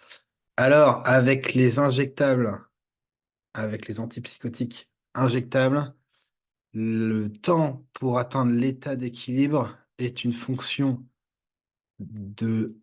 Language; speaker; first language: French; native; French